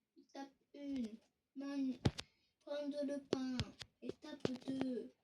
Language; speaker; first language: French; native; French